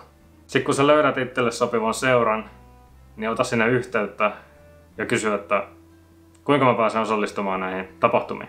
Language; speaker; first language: Finnish; native; Finnish